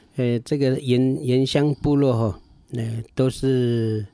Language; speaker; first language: Chinese; non-native, local second language; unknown